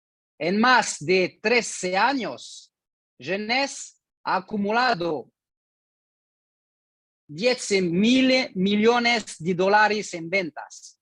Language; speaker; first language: Spanish; non-native, learner; French